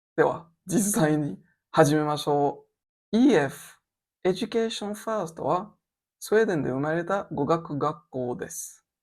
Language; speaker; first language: Japanese; non-native, learner; French